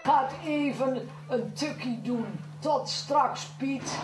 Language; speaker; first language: Dutch; native; Dutch